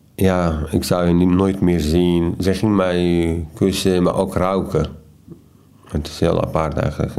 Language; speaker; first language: Dutch; non-native, fluent; Arabic